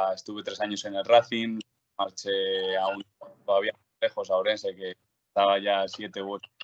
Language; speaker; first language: Spanish; native; Spanish